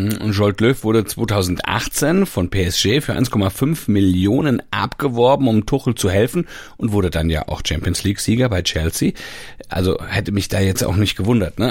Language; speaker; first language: German; native; German